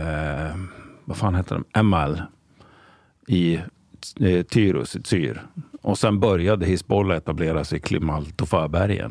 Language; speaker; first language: Swedish; native; Swedish